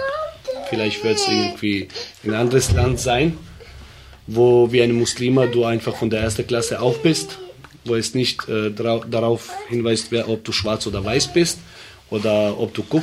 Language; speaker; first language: German; early bilingual, other home language; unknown